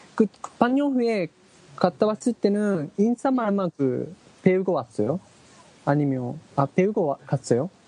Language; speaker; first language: Korean; non-native, learner; Japanese